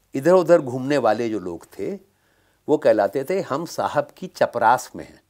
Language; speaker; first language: Hindi; native; Hindi